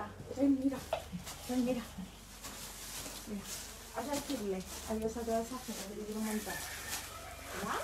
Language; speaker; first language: Spanish; native; Spanish